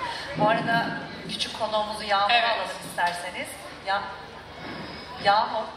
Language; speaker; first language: Turkish; native; Turkish